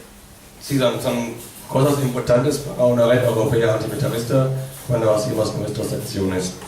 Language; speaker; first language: Spanish; non-native, fluent; German